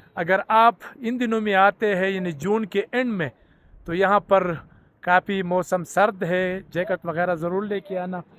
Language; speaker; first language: Urdu; non-native, local second language; Pashto